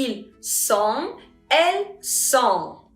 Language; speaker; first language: French; non-native, fluent; Spanish